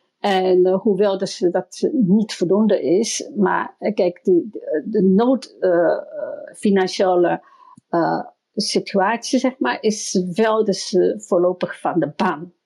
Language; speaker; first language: Dutch; non-native, fluent; Chinese